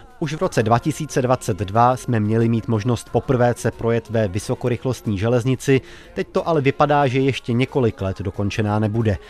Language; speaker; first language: Czech; native; Czech